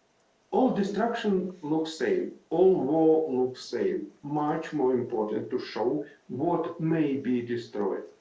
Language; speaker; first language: English; non-native, fluent; Ukrainian